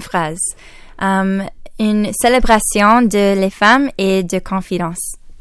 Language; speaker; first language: French; non-native, local second language; English